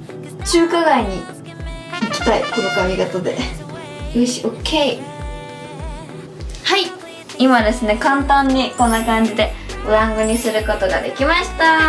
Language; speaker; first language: Japanese; native; Japanese